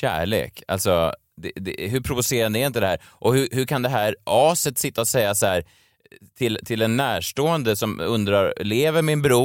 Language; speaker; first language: Swedish; native; Swedish